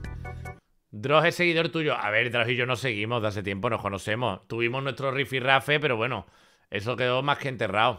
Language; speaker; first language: Spanish; native; Spanish